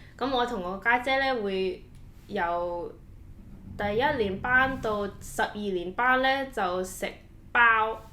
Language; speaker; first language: Cantonese; early bilingual, heritage; Cantonese